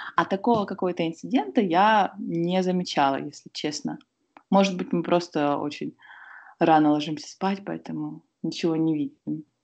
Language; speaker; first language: Russian; native; Russian